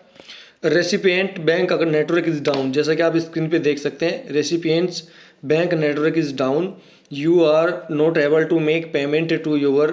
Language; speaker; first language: Hindi; native; Hindi